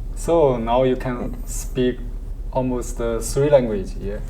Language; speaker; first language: English; non-native, learner; Chinese